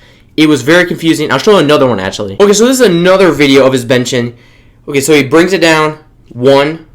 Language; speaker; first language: English; native; English